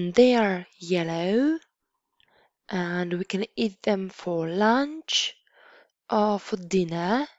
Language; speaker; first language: English; non-native, fluent; Polish